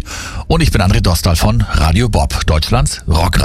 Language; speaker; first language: German; native; German